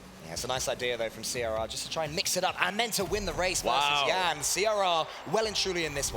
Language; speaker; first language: English; native; English